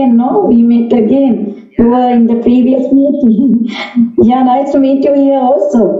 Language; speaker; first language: English; non-native, fluent; Sinhala